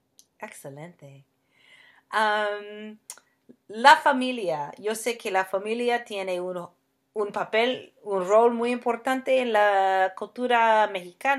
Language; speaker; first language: Spanish; non-native, fluent; English